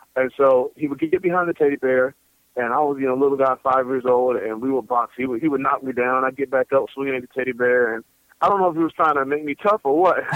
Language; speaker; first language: English; native; English